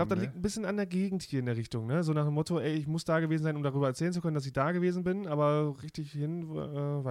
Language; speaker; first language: German; native; German